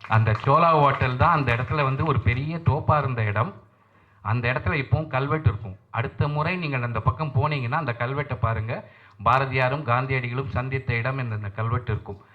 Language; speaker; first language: Tamil; non-native, local second language; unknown